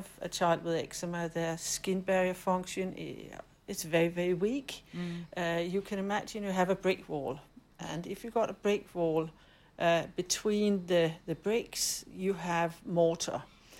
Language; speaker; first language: English; non-native, fluent; Danish